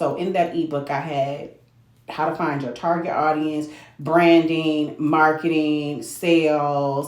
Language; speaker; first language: English; native; English